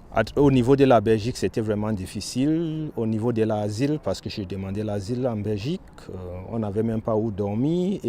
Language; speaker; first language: French; non-native, local second language; Wolof